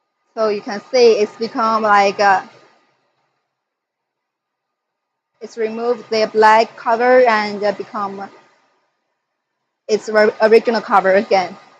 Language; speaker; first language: English; non-native, fluent; Chinese